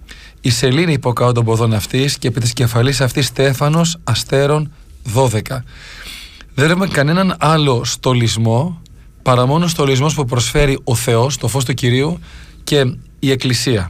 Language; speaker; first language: Greek; native; Greek